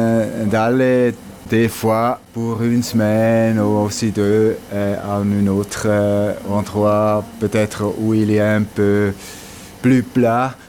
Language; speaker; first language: French; non-native, local second language; German